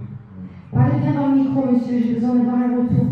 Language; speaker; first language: French; native; French